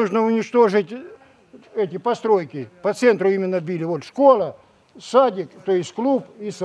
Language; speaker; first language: Russian; native; Russian